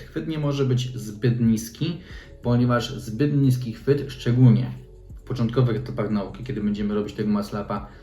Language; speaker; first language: Polish; native; Polish